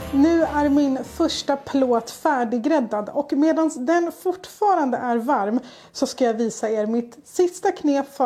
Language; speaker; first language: Swedish; native; Swedish